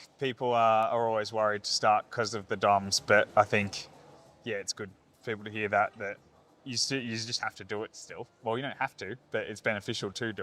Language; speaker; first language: English; native; English